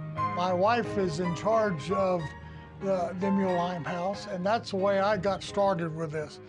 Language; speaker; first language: English; native; English